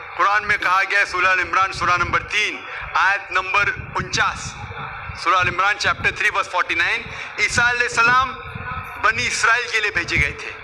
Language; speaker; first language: Hindi; non-native, local second language; Konkani